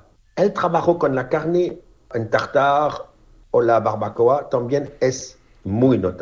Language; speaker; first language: Spanish; non-native, fluent; French